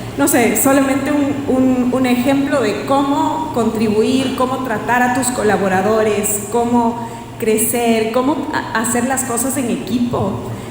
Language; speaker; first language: Spanish; native; Spanish